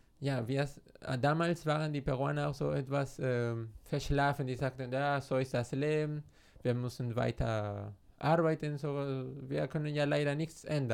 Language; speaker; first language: German; non-native, fluent; Spanish